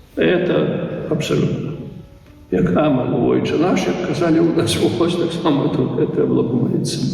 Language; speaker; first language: Belarusian; native; Belarusian